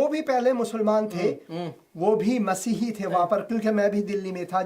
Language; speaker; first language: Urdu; non-native, fluent; Persian